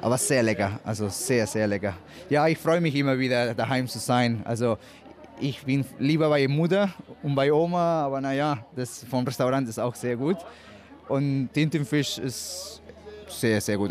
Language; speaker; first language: German; non-native, fluent; Spanish